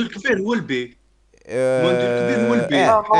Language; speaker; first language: Arabic; native; Arabic